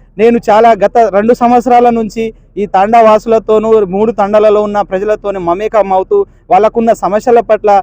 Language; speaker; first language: Telugu; native; Telugu